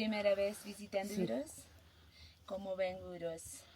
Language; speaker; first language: Spanish; non-native, local second language; Aymara